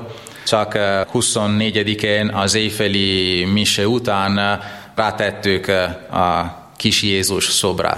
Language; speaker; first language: Hungarian; non-native, fluent; Italian